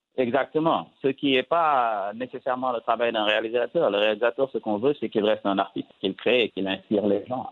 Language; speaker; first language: French; non-native, local second language; Wolof